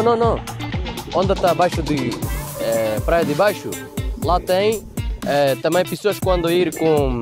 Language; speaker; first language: Portuguese; non-native, learner; Bangla